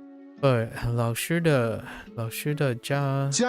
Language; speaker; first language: Chinese; non-native, learner; English